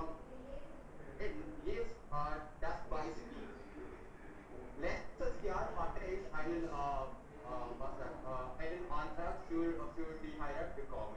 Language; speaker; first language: German; non-native, learner; Hindi